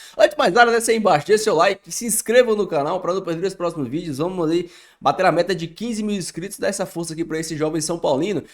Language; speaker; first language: Portuguese; native; Portuguese